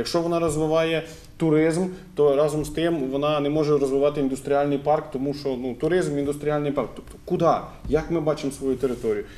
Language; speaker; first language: Ukrainian; native; Ukrainian